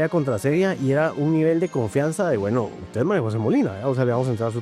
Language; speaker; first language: Spanish; native; Spanish